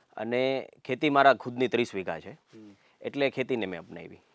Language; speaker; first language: Gujarati; native; Gujarati